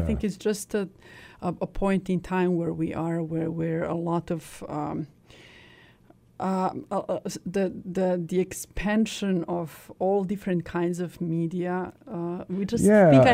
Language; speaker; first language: English; non-native, fluent; Serbian